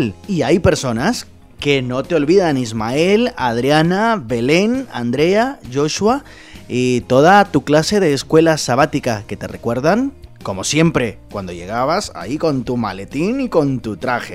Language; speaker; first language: Spanish; native; Spanish